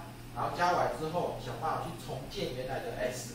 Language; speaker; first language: Chinese; native; Chinese